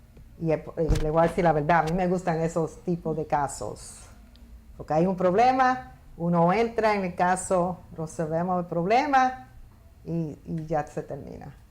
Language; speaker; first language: Spanish; early bilingual, heritage; Spanish